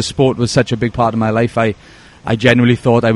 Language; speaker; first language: English; native; English